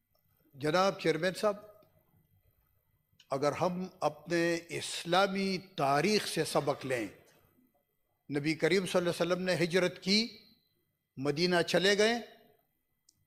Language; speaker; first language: Urdu; non-native, local second language; Pashto